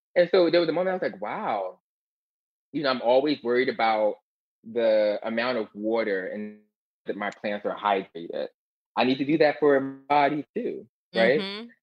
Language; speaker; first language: English; native; English